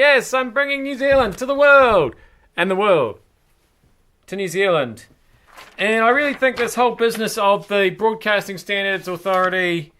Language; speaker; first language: English; native; English